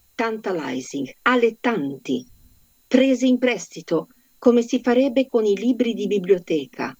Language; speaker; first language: Italian; non-native, fluent; Polish